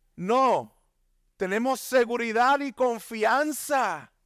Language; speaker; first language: Spanish; native; Spanish